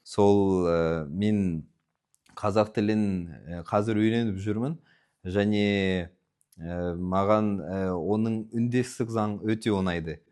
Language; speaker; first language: Kazakh; non-native, learner; Punjabi